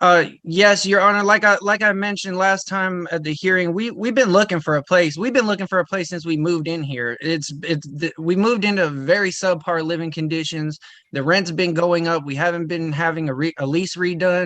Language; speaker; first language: English; native; English